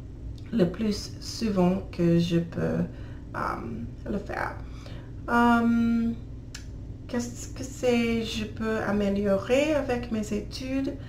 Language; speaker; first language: French; non-native, learner; English